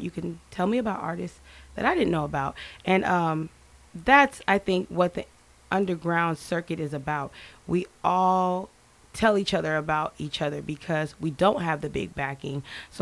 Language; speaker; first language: English; native; English